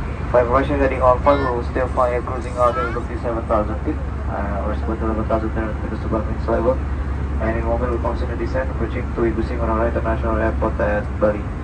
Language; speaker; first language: English; non-native, fluent; Indonesian